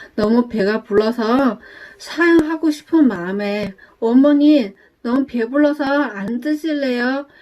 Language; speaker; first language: Korean; non-native, learner; Chinese